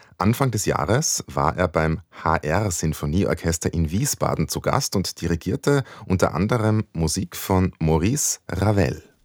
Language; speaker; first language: German; native; German